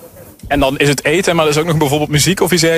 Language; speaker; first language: Dutch; native; Dutch